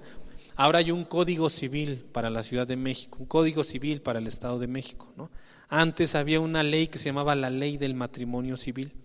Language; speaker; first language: Spanish; native; Spanish